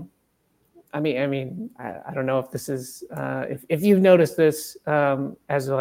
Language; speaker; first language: English; native; English